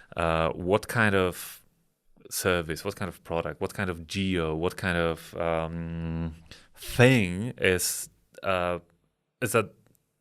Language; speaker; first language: English; non-native, fluent; Polish